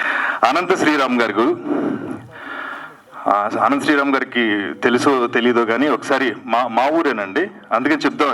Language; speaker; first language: Telugu; native; Telugu